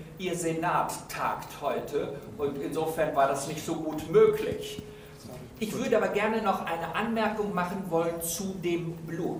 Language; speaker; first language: German; native; German